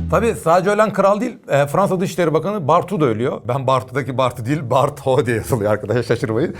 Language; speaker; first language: Turkish; native; Turkish